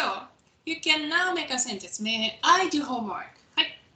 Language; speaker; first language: English; non-native, fluent; Japanese